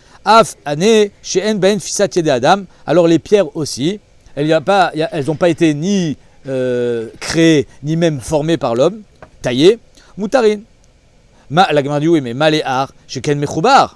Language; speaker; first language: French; native; French